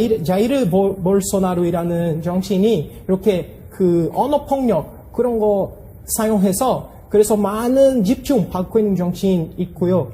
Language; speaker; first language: Korean; non-native, fluent; Portuguese